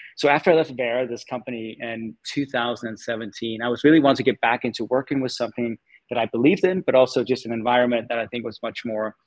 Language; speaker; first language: English; non-native, fluent; Danish